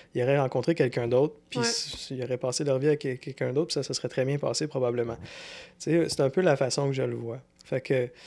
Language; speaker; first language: French; native; French